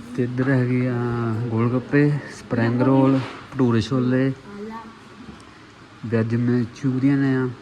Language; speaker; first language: Punjabi; native; Punjabi